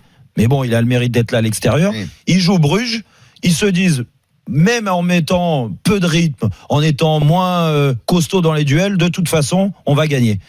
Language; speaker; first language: French; native; French